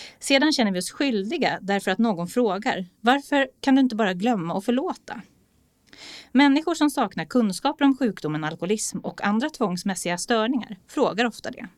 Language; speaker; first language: Swedish; native; Swedish